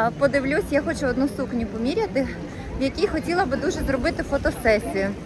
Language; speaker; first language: Ukrainian; native; Ukrainian